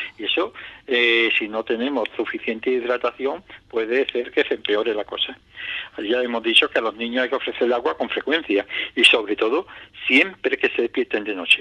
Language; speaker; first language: Spanish; native; Spanish